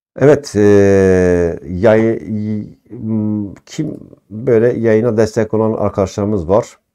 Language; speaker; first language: Turkish; non-native, local second language; Kurdish